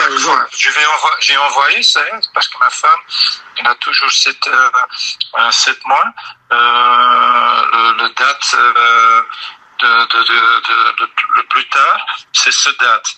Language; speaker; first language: French; non-native, learner; Dutch